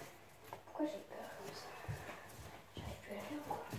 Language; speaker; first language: French; native; French